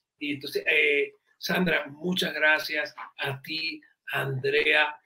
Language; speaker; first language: Spanish; native; Spanish